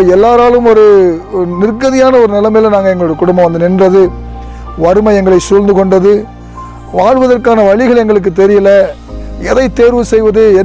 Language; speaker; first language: Tamil; native; Tamil